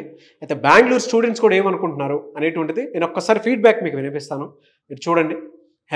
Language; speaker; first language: Telugu; native; Telugu